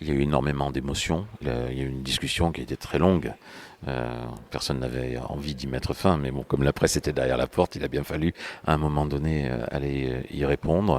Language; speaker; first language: French; native; French